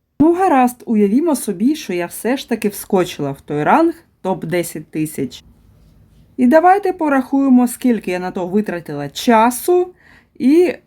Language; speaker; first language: Ukrainian; native; Ukrainian